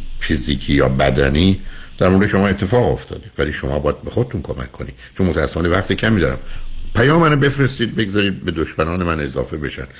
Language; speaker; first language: Persian; native; Persian